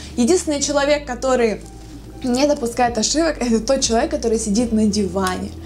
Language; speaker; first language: Russian; native; Russian